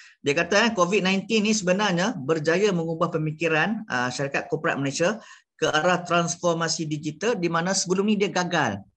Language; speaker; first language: Malay; native; Malay